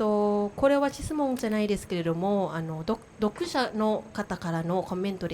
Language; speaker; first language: Japanese; non-native, learner; Thai